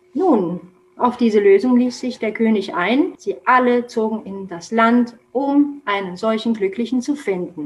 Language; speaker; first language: German; non-native, fluent; Romanian